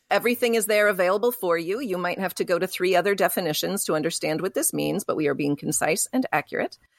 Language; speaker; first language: English; native; English